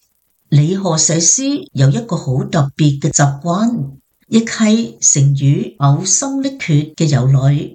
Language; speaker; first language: Chinese; native; Chinese